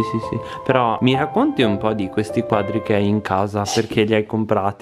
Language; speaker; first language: Italian; native; Italian